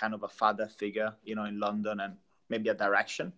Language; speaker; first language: English; non-native, fluent; Italian